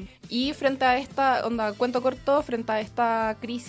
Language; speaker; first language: Spanish; native; Spanish